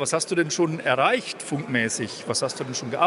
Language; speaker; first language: German; native; German